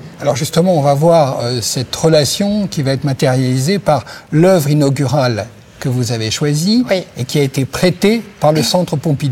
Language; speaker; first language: French; native; French